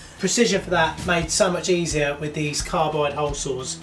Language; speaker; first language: English; native; English